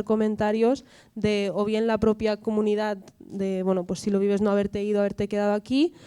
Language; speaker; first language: Spanish; native; Spanish